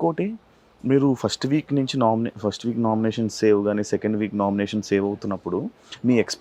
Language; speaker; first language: Telugu; native; Telugu